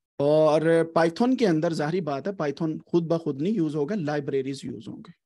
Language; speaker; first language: Urdu; native; Urdu